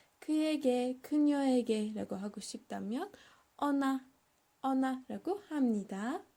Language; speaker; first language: Korean; non-native, learner; Turkish